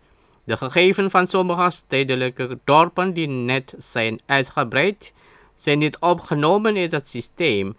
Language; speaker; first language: Dutch; non-native, learner; Indonesian